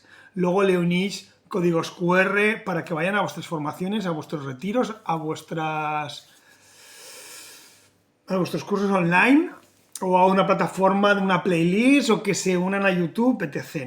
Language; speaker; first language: Spanish; native; Spanish